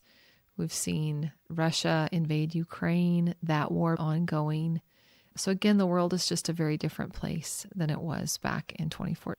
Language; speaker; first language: English; native; English